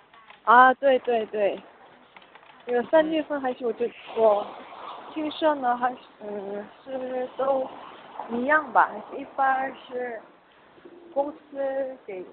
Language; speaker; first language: Chinese; non-native, learner; Korean